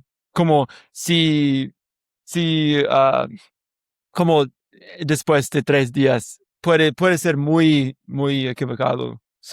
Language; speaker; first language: Spanish; non-native, learner; English